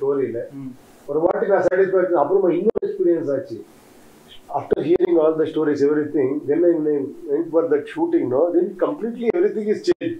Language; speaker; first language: Tamil; non-native, learner; Kannada